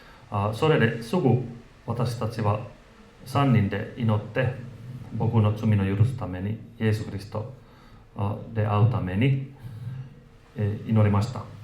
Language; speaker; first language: Japanese; non-native, fluent; Finnish